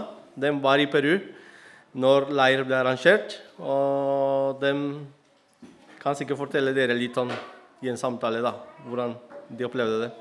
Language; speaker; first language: Norwegian; non-native, fluent; Spanish